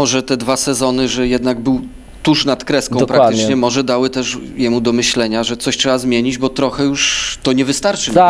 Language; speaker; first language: Polish; native; Polish